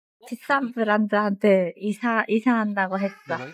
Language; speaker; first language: Korean; non-native, learner; Japanese